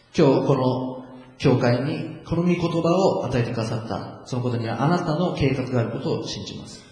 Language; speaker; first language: Japanese; native; Japanese